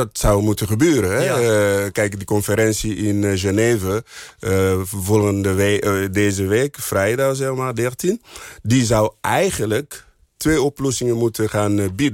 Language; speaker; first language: Dutch; non-native, fluent; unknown